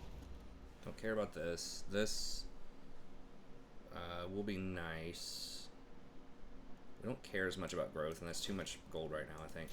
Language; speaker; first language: English; native; English